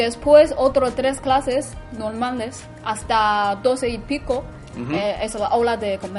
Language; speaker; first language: Spanish; non-native, fluent; Chinese